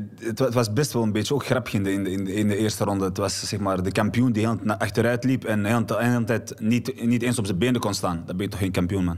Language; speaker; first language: Dutch; early bilingual, other home language; Arabic